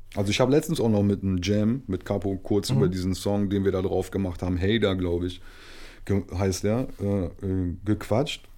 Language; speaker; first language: German; native; German